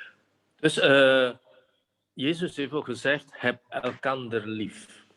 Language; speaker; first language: Dutch; non-native, fluent; Indonesian